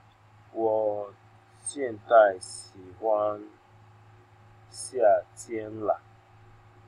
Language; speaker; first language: Chinese; non-native, learner; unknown